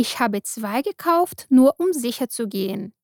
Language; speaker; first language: German; non-native, fluent; Portuguese